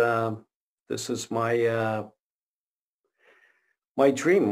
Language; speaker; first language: English; non-native, fluent; Romanian